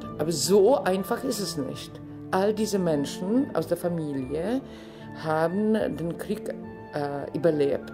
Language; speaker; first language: German; non-native, fluent; Polish